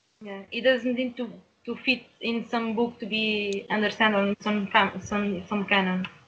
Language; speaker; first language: English; non-native, fluent; Portuguese